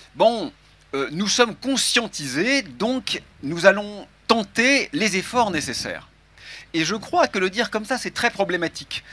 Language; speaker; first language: French; native; French